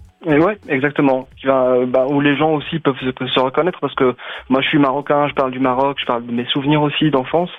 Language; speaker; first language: French; non-native, local second language; Arabic